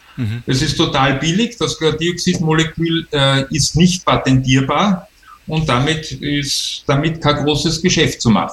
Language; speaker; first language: German; native; German